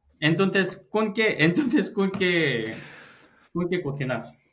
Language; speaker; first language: Spanish; non-native, learner; Korean